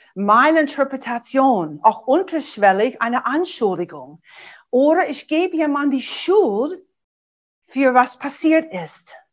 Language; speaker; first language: German; non-native, fluent; English